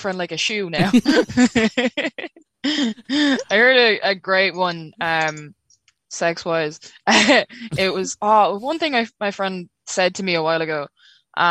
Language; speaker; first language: English; native; English